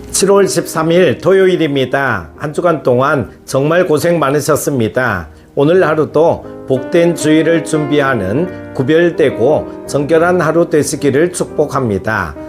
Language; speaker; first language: Korean; native; Korean